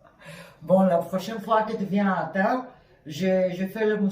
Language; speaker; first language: French; non-native, fluent; Greek